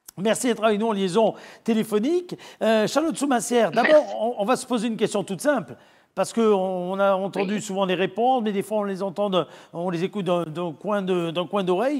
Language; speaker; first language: French; native; French